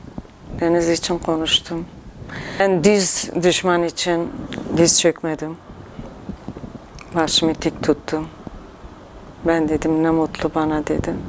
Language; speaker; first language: Turkish; non-native, local second language; Kurdish